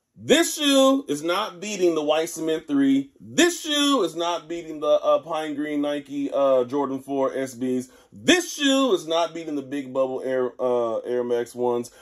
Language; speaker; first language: English; native; English